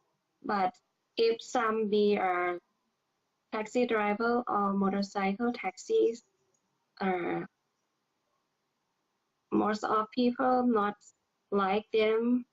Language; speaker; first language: English; non-native, learner; Thai